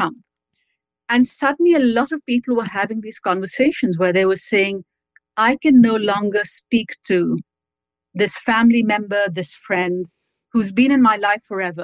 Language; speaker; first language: English; non-native, local second language; Urdu